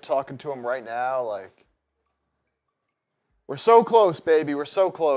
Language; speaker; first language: English; native; English